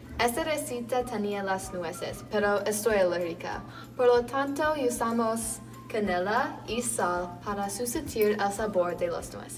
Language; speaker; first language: Spanish; non-native, learner; English